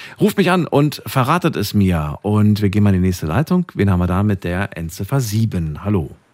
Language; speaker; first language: German; native; German